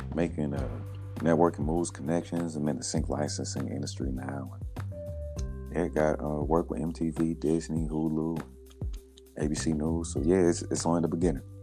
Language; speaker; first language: English; native; English